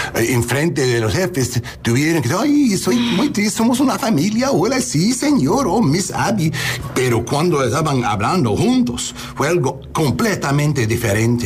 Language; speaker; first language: Spanish; non-native, learner; English